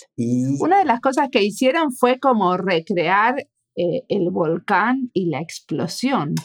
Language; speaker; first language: Spanish; native; Spanish